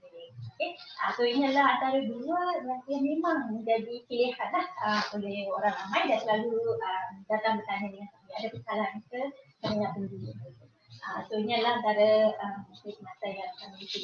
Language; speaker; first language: Malay; native; Malay